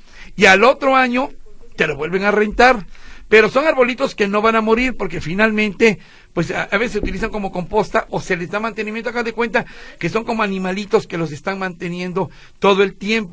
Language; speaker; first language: Spanish; native; Spanish